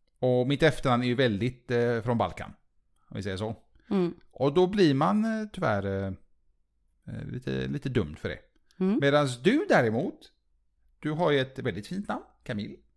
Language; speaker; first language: Swedish; early bilingual, other home language; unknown